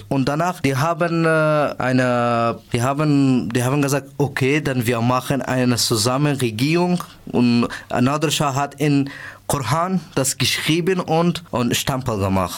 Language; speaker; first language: German; non-native, learner; Persian